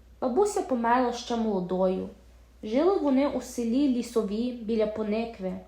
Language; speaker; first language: Ukrainian; early bilingual, heritage; Ukrainian